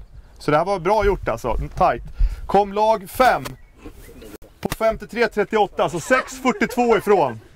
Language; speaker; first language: Swedish; native; Swedish